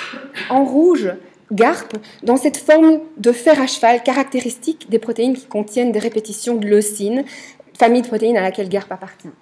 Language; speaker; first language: French; native; French